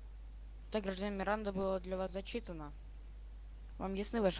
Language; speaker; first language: Russian; native; Russian